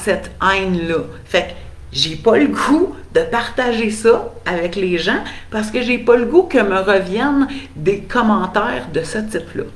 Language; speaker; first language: French; native; French